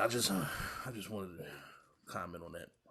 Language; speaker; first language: English; native; English